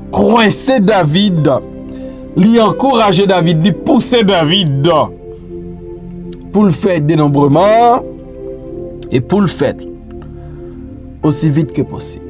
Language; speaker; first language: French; non-native, local second language; Haitian Creole